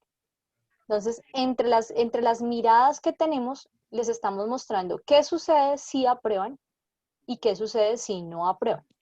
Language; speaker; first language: Spanish; native; Spanish